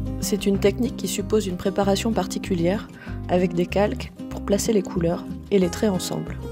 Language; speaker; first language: French; native; French